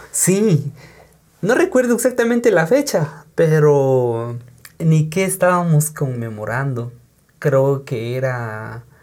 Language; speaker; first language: Spanish; non-native, local second language; Kaqchikel